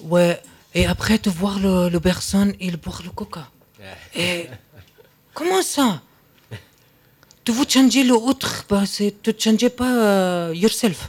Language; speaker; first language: French; non-native, learner; Arabic